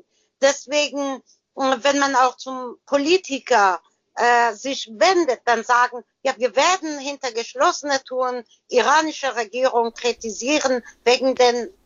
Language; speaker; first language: German; non-native, learner; Persian